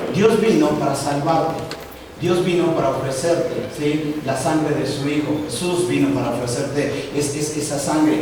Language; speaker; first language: Spanish; native; Spanish